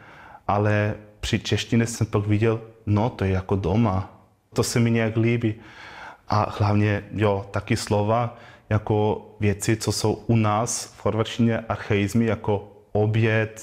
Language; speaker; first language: Czech; non-native, learner; German